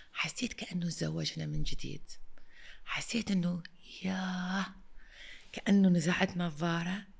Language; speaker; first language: Arabic; native; Arabic